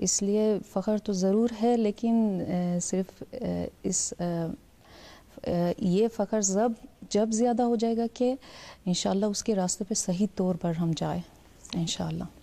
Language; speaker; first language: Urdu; non-native, fluent; Persian